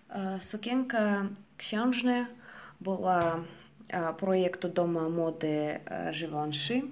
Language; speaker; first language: Polish; non-native, learner; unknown